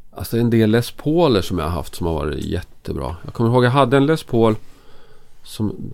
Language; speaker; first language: Swedish; native; Swedish